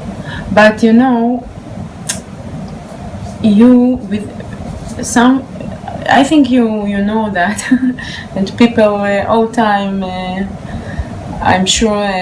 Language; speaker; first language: English; non-native, learner; Hebrew